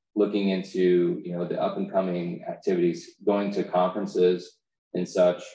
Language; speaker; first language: English; native; English